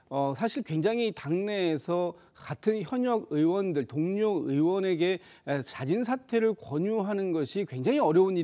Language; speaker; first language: Korean; native; Korean